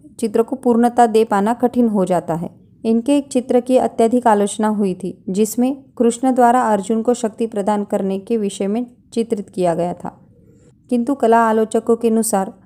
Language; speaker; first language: Hindi; non-native, local second language; Marathi